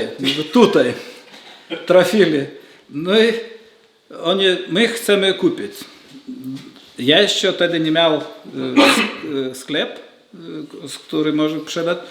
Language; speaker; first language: Polish; non-native, learner; Lithuanian